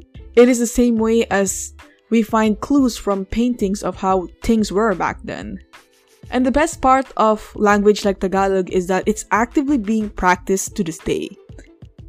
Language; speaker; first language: English; non-native, local second language; Filipino